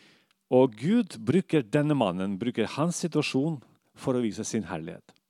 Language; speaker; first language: Norwegian; non-native, fluent; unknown